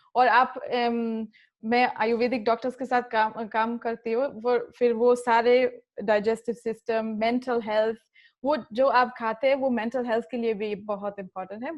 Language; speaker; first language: Hindi; early bilingual, other home language; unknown